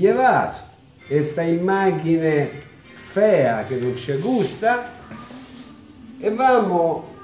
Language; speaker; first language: Spanish; non-native, learner; Italian